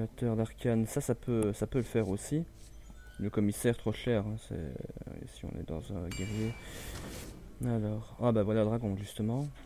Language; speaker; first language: French; native; French